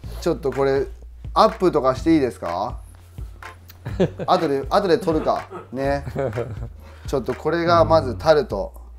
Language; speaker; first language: Japanese; native; Japanese